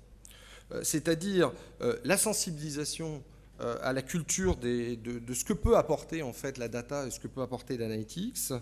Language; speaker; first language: French; native; French